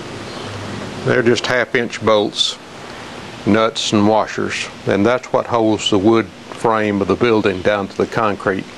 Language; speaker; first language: English; native; English